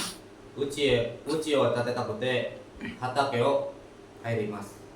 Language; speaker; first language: Japanese; non-native, learner; Indonesian